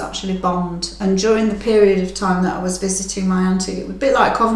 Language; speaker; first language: English; native; English